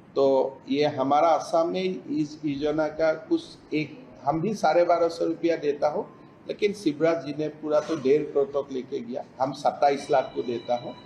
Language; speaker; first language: Hindi; non-native, local second language; Assamese